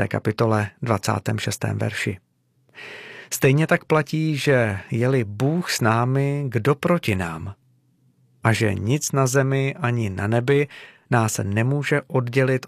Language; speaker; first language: Czech; native; Czech